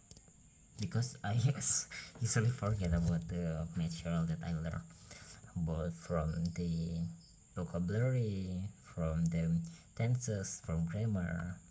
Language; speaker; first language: English; non-native, learner; Indonesian